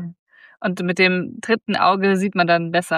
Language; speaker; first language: German; native; German